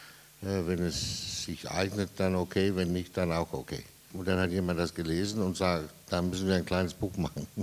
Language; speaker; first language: German; non-native, fluent; Danish